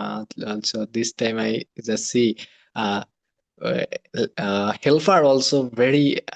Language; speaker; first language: English; non-native, learner; Bangla